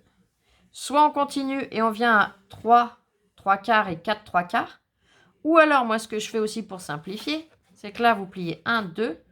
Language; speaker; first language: French; native; French